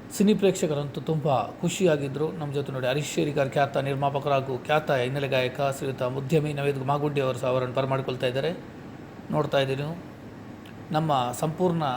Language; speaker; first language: Kannada; non-native, local second language; Tulu